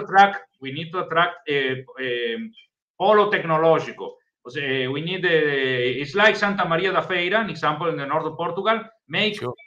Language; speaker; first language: English; non-native, learner; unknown